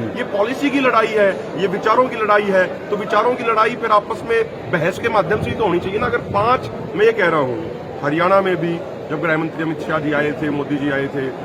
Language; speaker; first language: Hindi; native; Hindi